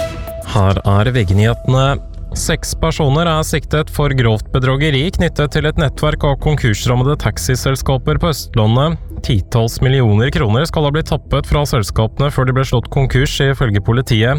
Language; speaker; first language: Norwegian; native; Norwegian